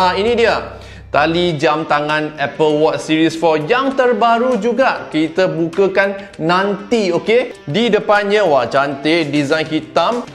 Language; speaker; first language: Malay; non-native, local second language; Cantonese